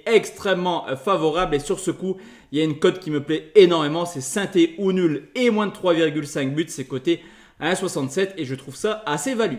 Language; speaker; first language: French; native; French